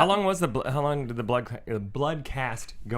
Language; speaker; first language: English; native; English